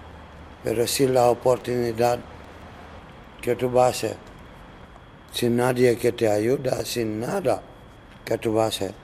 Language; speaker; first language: Spanish; non-native, learner; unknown